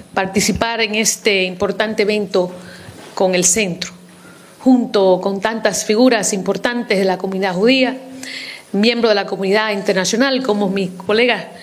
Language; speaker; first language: Spanish; early bilingual, heritage; Spanish